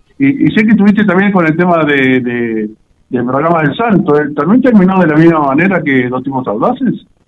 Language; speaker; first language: Spanish; native; Spanish